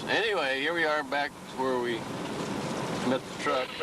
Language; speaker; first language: English; native; English